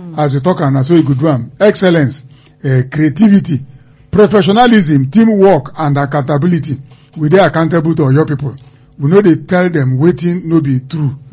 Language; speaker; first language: Nigerian Pidgin; non-native, local second language; Yoruba